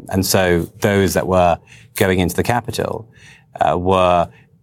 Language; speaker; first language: English; native; English